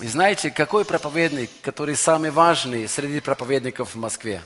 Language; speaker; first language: Russian; non-native, learner; Norwegian